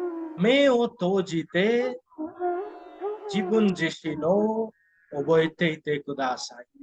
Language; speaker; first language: Japanese; non-native, fluent; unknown